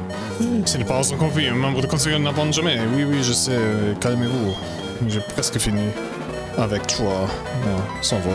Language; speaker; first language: French; non-native, learner; German